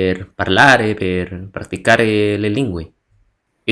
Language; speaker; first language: Italian; non-native, learner; Indonesian